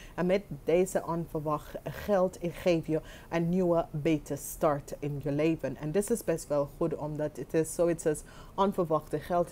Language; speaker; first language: Dutch; non-native, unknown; English